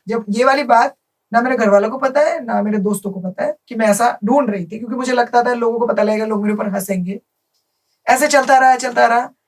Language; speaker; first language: Hindi; non-native, local second language; Bangla